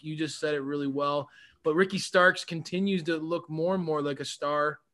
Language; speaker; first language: English; native; English